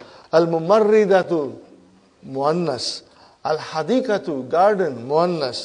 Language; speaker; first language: Arabic; non-native, fluent; English